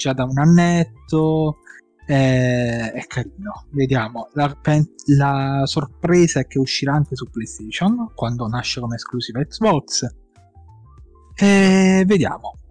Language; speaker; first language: Italian; native; Italian